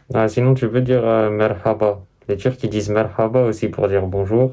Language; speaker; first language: French; native; French